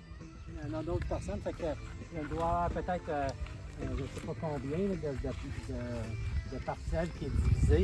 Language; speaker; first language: French; native; French